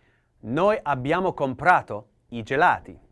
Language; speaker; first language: Italian; non-native, learner; English